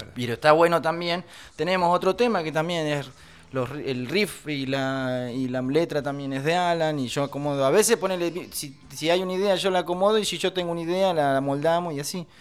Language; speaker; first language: Spanish; native; Spanish